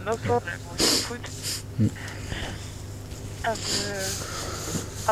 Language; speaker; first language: English; non-native, learner; French